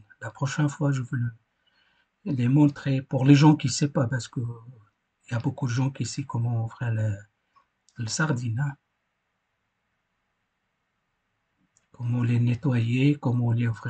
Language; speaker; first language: French; non-native, fluent; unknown